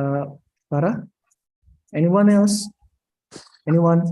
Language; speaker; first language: English; non-native, learner; Indonesian